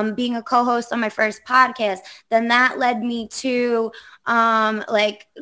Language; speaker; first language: English; native; English